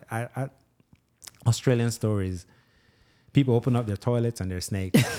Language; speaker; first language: English; non-native, local second language; Igbo